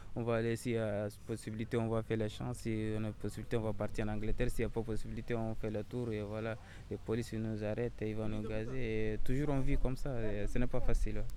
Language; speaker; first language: French; non-native, learner; Arabic